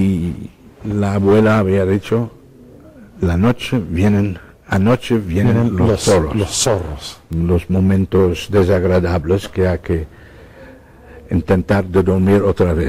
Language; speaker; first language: Spanish; non-native, fluent; Dutch